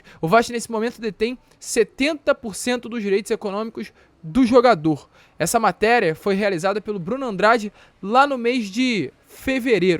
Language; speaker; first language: Portuguese; native; Portuguese